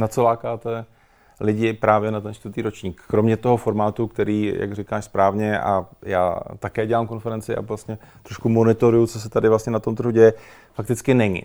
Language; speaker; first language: Czech; native; Czech